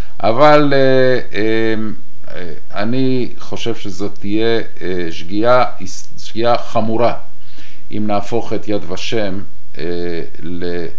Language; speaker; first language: Hebrew; non-native, fluent; Spanish